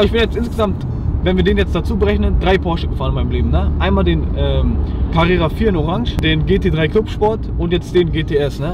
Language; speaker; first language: German; native; German